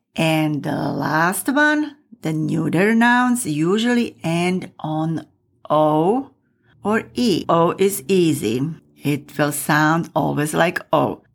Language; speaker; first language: English; non-native, fluent; Slovak